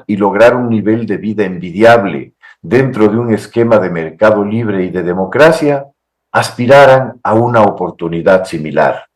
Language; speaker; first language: Spanish; native; Spanish